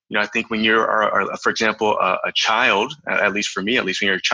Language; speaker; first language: English; native; English